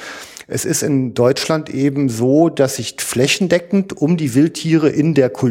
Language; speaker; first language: German; native; German